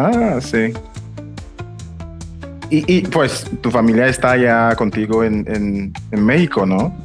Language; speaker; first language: Spanish; non-native, fluent; English